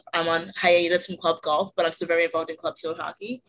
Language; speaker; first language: English; native; English